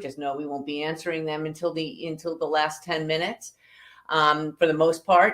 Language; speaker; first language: English; native; English